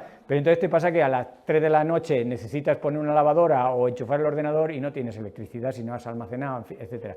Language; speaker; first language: Spanish; native; Spanish